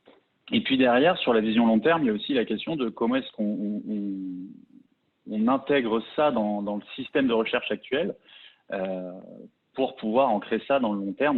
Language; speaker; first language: French; native; French